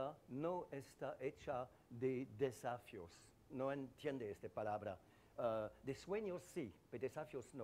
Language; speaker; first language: Spanish; non-native, fluent; French